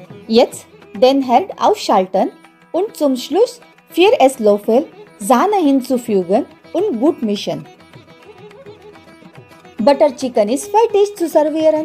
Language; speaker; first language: German; non-native, learner; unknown